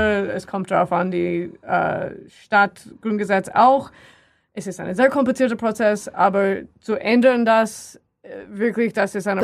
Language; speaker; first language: German; non-native, learner; English